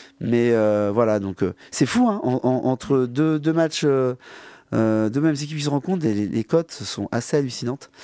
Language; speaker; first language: French; native; French